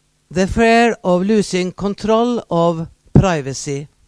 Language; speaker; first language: English; non-native, fluent; Norwegian